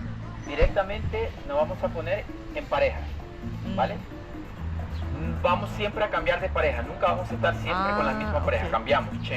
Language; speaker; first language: Spanish; native; Spanish